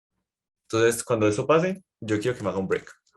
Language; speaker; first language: Spanish; native; Spanish